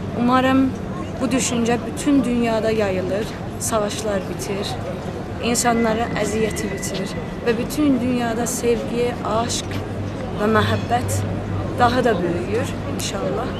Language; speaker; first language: Turkish; non-native, local second language; Azerbaijani